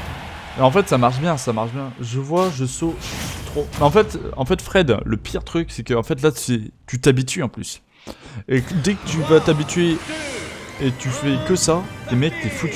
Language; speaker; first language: French; native; French